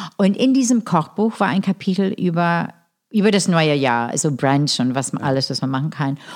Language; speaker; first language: German; non-native, fluent; English